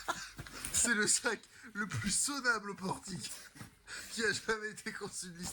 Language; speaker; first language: French; native; French